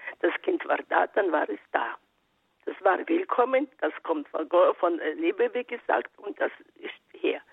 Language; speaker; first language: German; non-native, learner; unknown